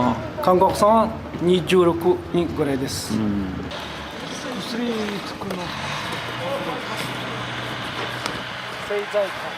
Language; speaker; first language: Japanese; non-native, fluent; Tibetan